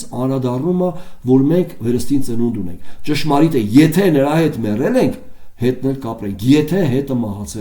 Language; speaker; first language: Armenian; native; Armenian